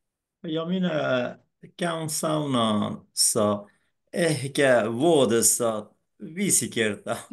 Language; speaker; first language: Finnish; non-native, learner; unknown